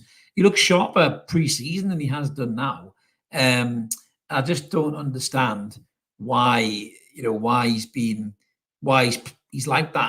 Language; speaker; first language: English; native; English